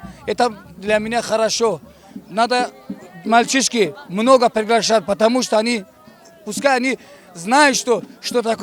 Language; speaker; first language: Russian; non-native, local second language; Tajik